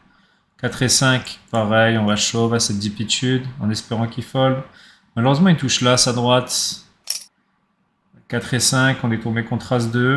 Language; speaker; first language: French; native; French